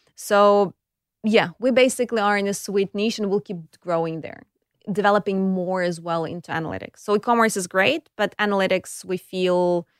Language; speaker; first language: English; non-native, fluent; Ukrainian